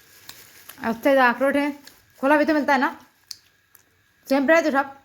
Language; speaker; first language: Hindi; non-native, local second language; Bangla